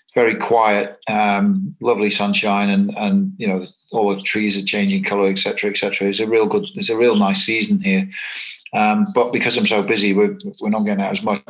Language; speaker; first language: English; native; English